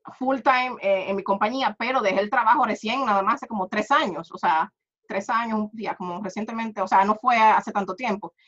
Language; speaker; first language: Spanish; early bilingual, heritage; Spanish